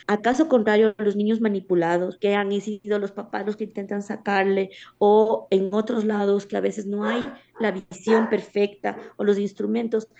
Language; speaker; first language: Spanish; native; Spanish